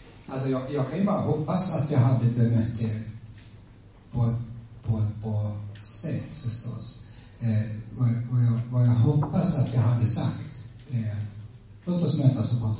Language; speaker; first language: Swedish; native; Swedish